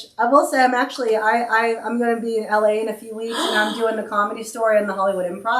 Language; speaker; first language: English; native; English